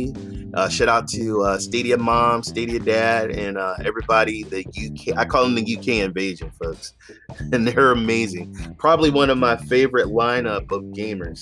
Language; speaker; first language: English; native; English